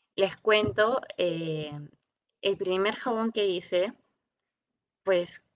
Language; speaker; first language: Spanish; native; Spanish